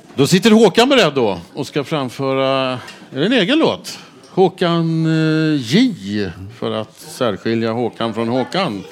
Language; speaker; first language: Swedish; native; Swedish